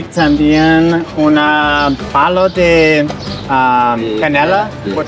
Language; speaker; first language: Spanish; non-native, learner; English